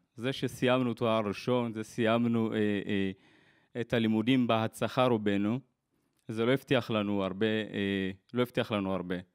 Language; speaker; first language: Hebrew; early bilingual, other home language; Amharic